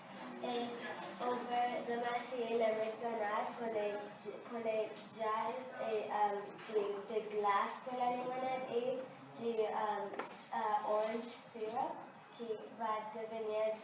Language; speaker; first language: French; early bilingual, other home language; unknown